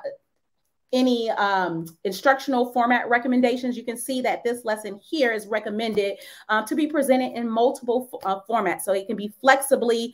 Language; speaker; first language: English; native; English